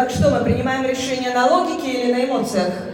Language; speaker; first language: Russian; native; Russian